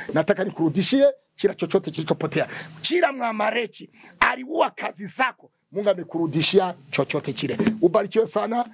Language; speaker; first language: Swahili; non-native, local second language; Kinyarwanda